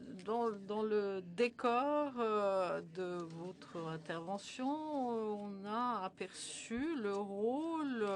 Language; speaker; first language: French; non-native, fluent; Italian